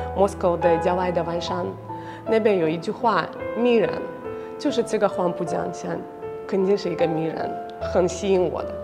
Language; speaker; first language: Chinese; non-native, fluent; Russian